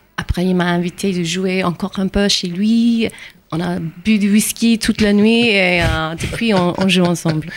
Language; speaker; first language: French; non-native, fluent; English